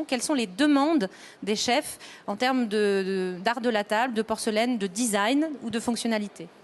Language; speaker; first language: French; native; French